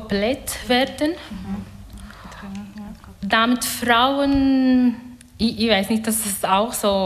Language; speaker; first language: German; non-native, learner; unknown